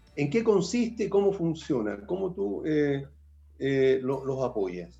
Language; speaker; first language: Spanish; native; Spanish